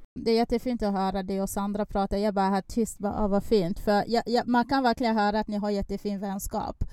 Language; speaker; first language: Swedish; non-native, fluent; French